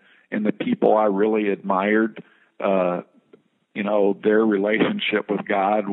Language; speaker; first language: English; native; English